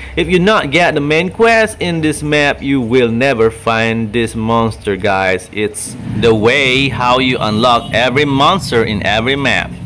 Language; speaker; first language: English; non-native, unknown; Indonesian